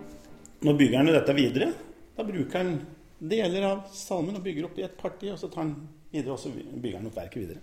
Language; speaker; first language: Norwegian; native; Norwegian